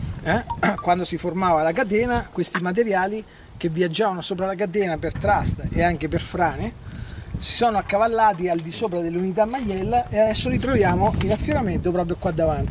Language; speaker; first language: Italian; native; Italian